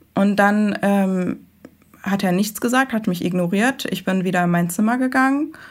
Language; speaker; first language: German; early bilingual, other home language; Persian